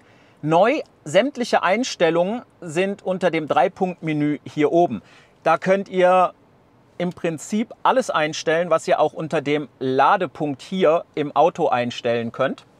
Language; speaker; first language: German; native; German